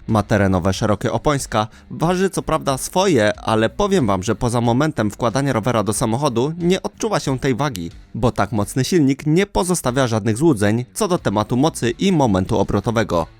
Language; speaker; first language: Polish; native; Polish